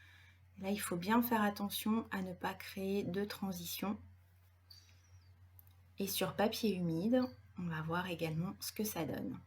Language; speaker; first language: French; native; French